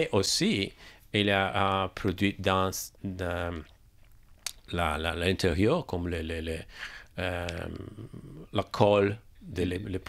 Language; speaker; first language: French; non-native, learner; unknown